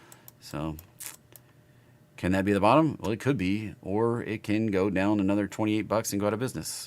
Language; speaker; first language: English; native; English